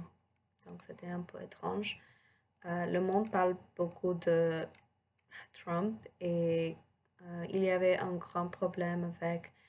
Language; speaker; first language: French; non-native, learner; English